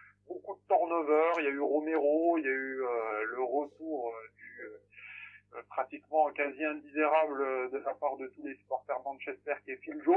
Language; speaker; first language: French; native; French